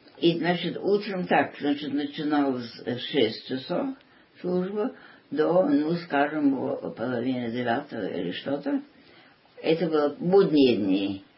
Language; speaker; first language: Russian; early bilingual, heritage; Russian